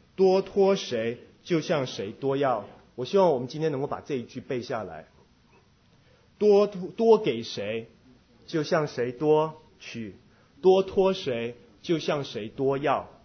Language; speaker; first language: Chinese; non-native, fluent; Korean